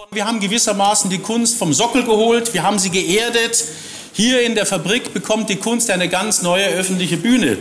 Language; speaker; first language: German; native; German